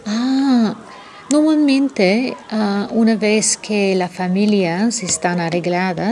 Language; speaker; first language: Spanish; non-native, fluent; English